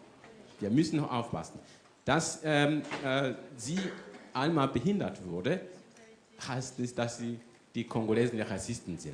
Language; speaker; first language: German; non-native, fluent; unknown